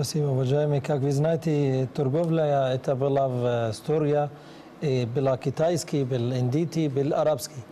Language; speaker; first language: Russian; non-native, learner; Arabic